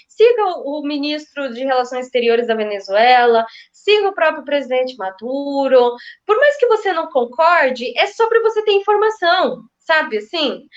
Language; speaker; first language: Portuguese; native; Portuguese